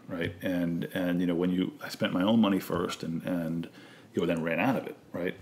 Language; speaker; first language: English; native; English